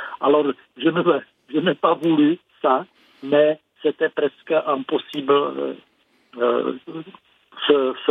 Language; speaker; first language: French; non-native, fluent; Czech